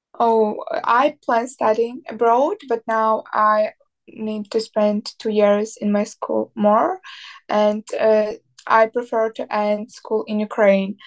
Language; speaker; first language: English; non-native, learner; Ukrainian